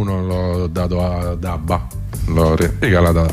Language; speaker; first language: Italian; native; Italian